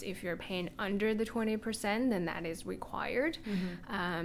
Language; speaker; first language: English; non-native, fluent; Chinese